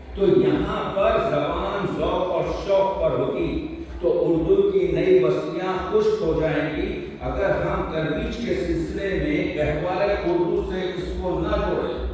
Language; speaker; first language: Urdu; native; Urdu